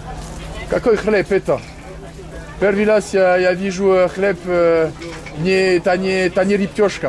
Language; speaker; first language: Russian; non-native, learner; French